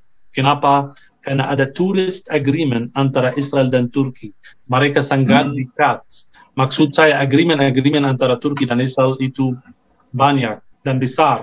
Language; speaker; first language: Indonesian; non-native, fluent; Arabic